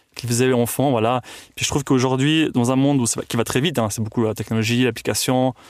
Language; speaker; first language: French; early bilingual, other home language; Italian